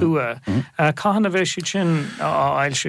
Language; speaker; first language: Irish; native; Irish